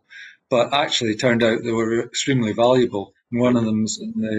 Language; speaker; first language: English; native; English